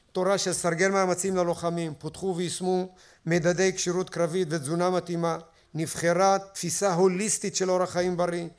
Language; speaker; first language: Hebrew; native; Hebrew